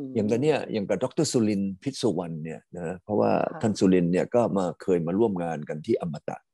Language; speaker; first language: Thai; native; Thai